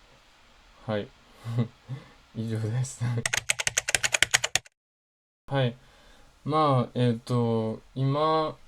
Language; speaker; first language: Japanese; non-native, learner; French